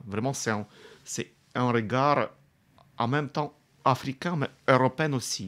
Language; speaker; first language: French; non-native, fluent; Russian